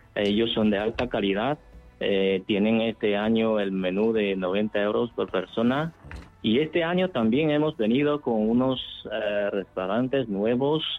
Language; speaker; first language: Spanish; non-native, fluent; Chinese